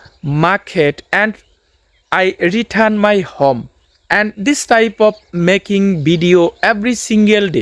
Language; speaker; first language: English; non-native, learner; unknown